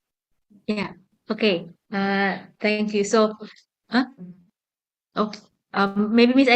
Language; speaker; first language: English; non-native, fluent; Indonesian